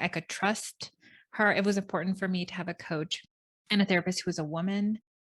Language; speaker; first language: English; native; English